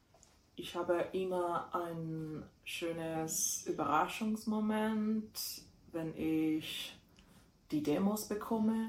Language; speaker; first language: German; non-native, fluent; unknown